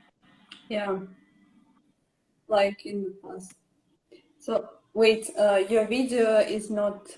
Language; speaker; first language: English; non-native, learner; Russian